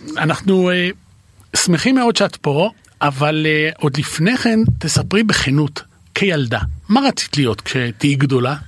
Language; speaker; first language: Hebrew; native; Hebrew